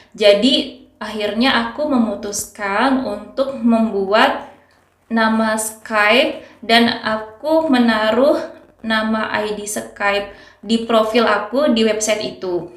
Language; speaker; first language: Indonesian; native; Indonesian